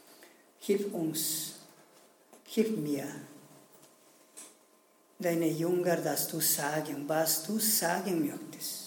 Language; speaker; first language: German; non-native, learner; Spanish